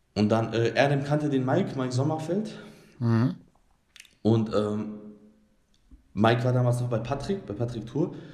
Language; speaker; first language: German; early bilingual, other home language; Bosnian